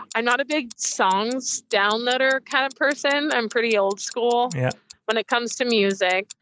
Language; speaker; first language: English; native; English